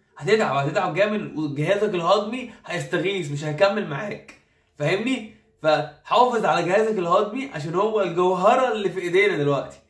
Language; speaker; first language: Arabic; native; Arabic